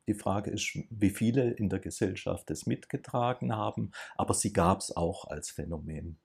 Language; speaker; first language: German; native; German